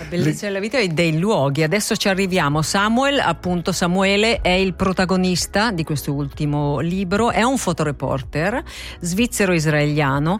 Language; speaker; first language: Italian; native; Italian